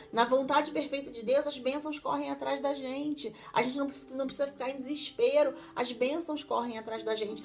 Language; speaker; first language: Portuguese; native; Portuguese